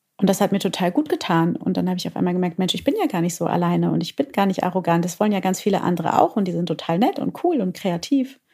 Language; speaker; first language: German; early bilingual, other home language; Portuguese